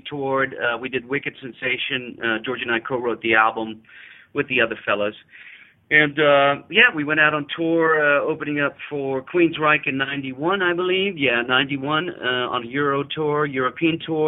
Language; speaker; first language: English; native; English